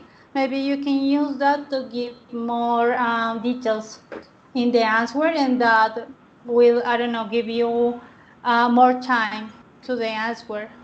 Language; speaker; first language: English; non-native, learner; Spanish